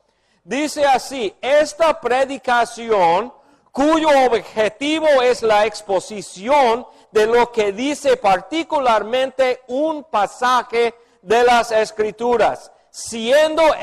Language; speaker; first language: Spanish; non-native, fluent; English